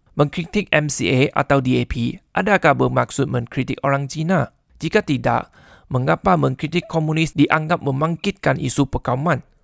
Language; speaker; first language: Malay; non-native, local second language; Chinese